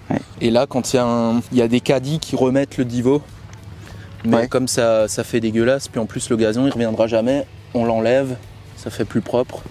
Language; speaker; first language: French; native; French